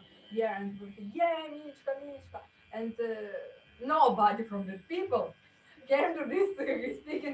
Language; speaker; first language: English; non-native, learner; Ukrainian